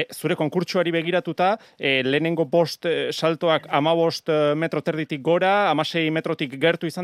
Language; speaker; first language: Basque; native; Basque